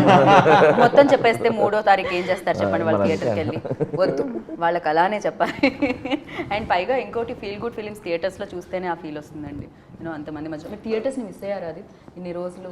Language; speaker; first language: Telugu; native; Telugu